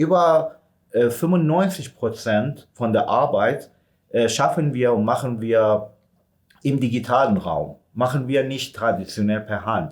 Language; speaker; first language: German; non-native, fluent; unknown